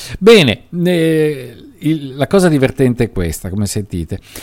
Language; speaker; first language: Italian; native; Italian